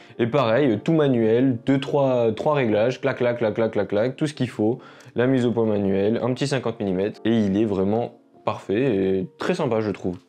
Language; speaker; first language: French; native; French